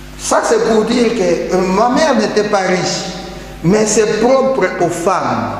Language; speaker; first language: French; non-native, local second language; Lingala